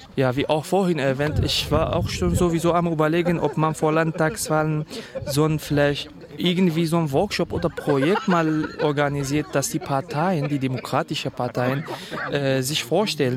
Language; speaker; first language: German; non-native, fluent; Kurdish